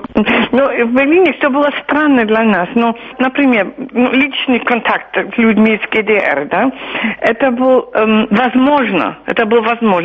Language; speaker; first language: Russian; non-native, fluent; German